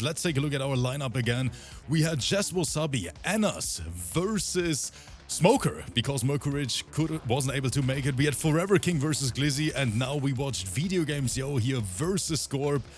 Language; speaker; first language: English; native; English